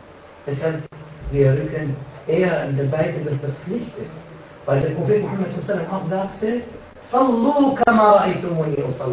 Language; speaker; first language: German; non-native, fluent; Arabic